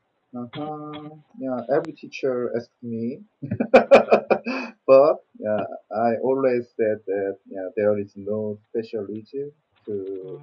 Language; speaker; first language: English; non-native, learner; Korean